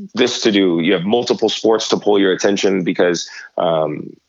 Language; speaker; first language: English; native; English